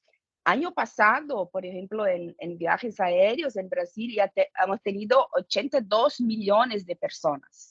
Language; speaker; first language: Spanish; non-native, fluent; Portuguese